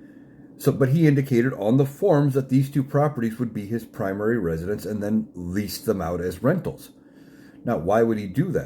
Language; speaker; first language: English; native; English